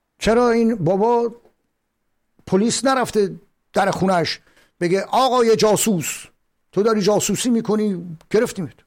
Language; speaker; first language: Persian; native; Persian